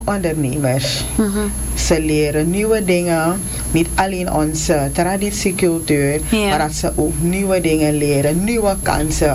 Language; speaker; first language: Dutch; non-native, local second language; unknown